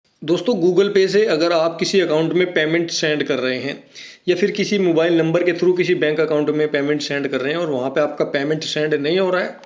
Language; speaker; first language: Hindi; native; Hindi